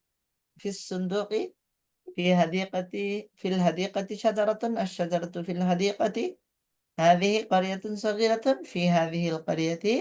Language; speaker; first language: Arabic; non-native, fluent; Bangla